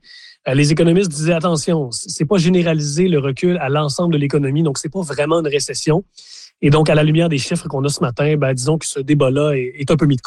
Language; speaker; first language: French; native; French